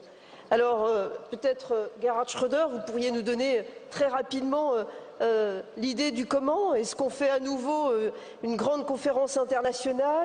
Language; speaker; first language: French; native; French